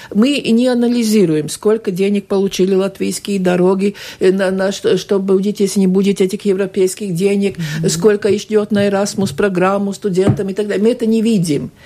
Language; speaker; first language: Russian; non-native, local second language; Latvian